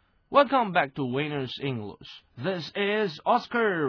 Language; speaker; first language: English; non-native, fluent; Chinese